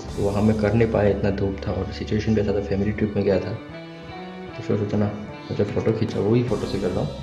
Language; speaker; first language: Hindi; non-native, local second language; Bangla